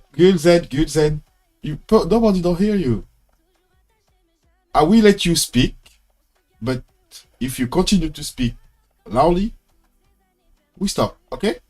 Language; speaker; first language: English; non-native, learner; French